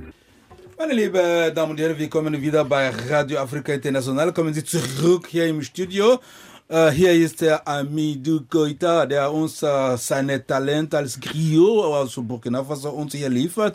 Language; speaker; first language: German; non-native, fluent; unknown